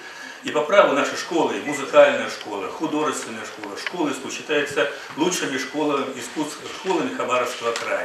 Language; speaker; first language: Russian; native; Russian